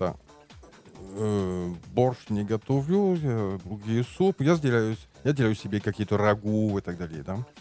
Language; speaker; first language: Russian; non-native, learner; French